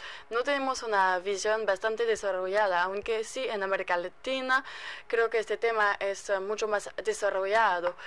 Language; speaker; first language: Spanish; non-native, fluent; French